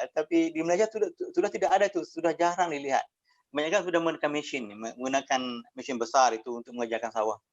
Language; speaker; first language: Malay; native; Malay